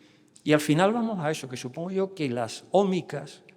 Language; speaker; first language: Spanish; native; Spanish